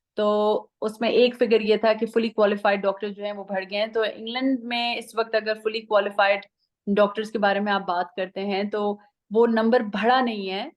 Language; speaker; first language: Urdu; non-native, fluent; Persian